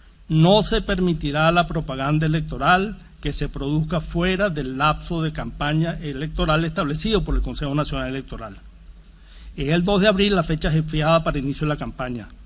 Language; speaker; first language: Spanish; native; Spanish